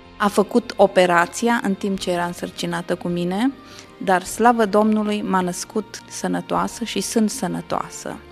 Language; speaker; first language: Romanian; native; Romanian